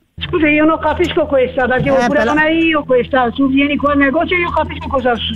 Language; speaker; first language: Italian; non-native, learner; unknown